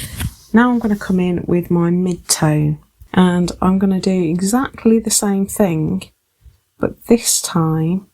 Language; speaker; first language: English; native; English